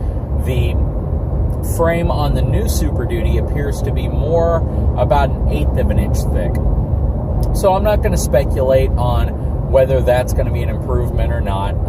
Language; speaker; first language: English; native; English